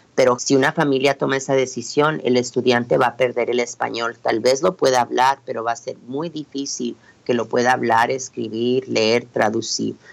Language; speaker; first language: Spanish; early bilingual, heritage; Spanish